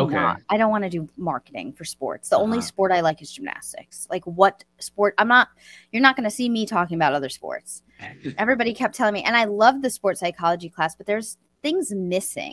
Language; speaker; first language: English; native; English